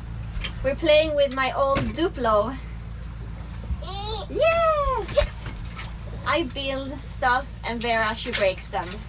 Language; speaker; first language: English; non-native, fluent; Swedish